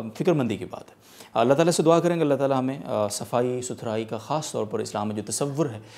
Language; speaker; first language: Urdu; native; Urdu